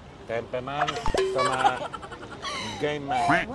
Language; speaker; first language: Indonesian; non-native, learner; French